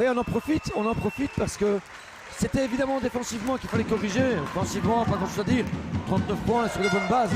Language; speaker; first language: French; native; French